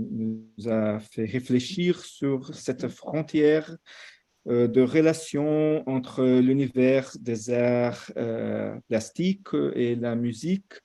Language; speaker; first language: French; non-native, fluent; Portuguese